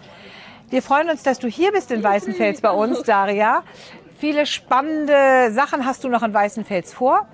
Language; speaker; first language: German; native; German